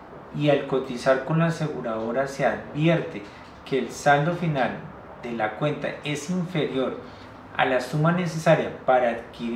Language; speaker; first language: Spanish; native; Spanish